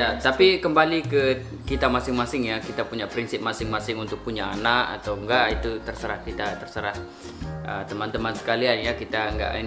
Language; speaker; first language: Indonesian; non-native, local second language; Sasak